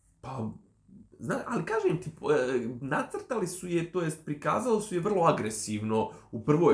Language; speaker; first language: Serbian; native; Serbian